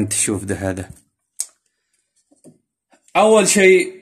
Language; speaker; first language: Arabic; non-native, learner; Urdu